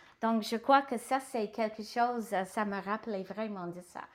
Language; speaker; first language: French; non-native, learner; English